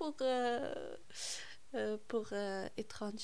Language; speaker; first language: French; non-native, learner; Persian